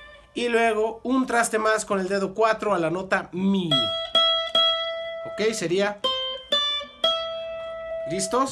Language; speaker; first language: Spanish; native; Spanish